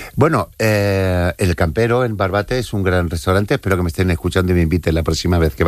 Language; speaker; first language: Spanish; native; Spanish